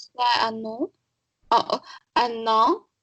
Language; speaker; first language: French; non-native, learner; Chinese